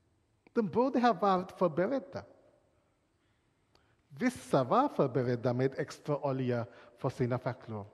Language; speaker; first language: Swedish; non-native, fluent; English